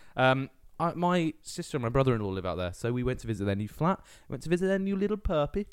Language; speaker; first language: English; native; English